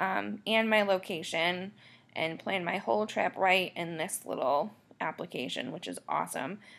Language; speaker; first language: English; native; English